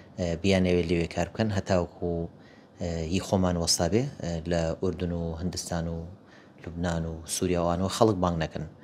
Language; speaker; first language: Central Kurdish; native; Central Kurdish